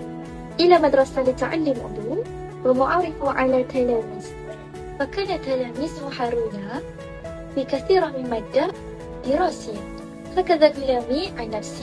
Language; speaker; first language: Arabic; non-native, learner; Malay